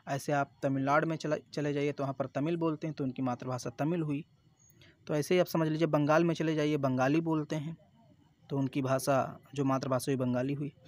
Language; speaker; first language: Hindi; native; Hindi